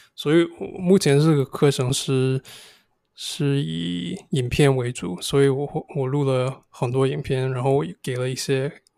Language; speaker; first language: Chinese; non-native, fluent; English